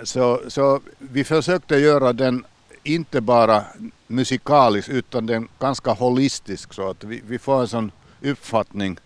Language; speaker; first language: Swedish; non-native, local second language; Finnish